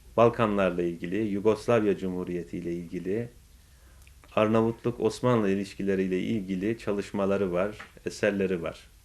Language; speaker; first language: Turkish; native; Turkish